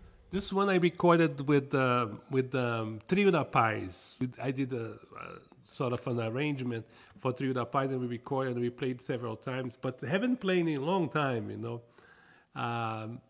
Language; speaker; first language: English; non-native, fluent; Portuguese